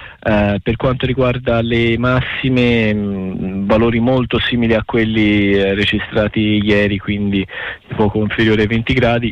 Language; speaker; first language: Italian; native; Italian